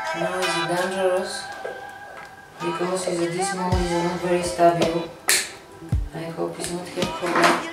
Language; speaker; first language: English; non-native, learner; Bulgarian